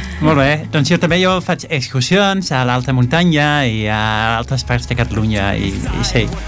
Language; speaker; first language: Catalan; non-native, fluent; Dutch